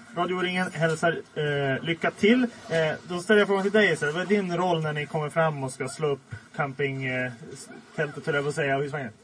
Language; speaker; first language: Swedish; native; Swedish